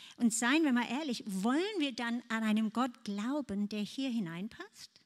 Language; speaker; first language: German; non-native, fluent; English